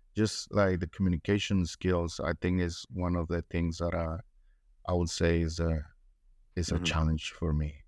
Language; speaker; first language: English; non-native, learner; Spanish